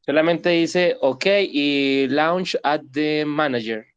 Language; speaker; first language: Spanish; native; Spanish